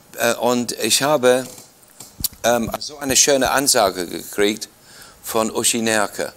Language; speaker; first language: German; non-native, fluent; English